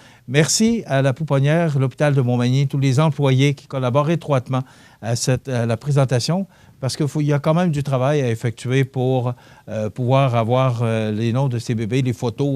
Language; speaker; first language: French; native; French